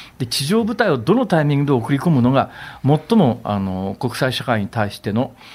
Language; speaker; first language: Japanese; native; Japanese